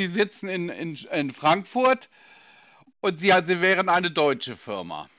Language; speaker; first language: German; native; German